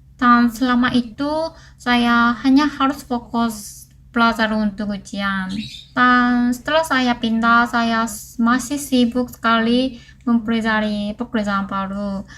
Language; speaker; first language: Indonesian; non-native, learner; Korean